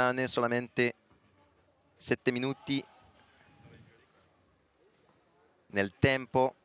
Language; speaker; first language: Italian; non-native, fluent; French